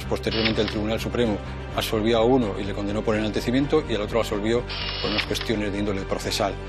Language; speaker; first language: Spanish; native; Spanish